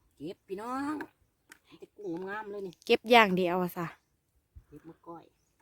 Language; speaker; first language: Thai; native; Thai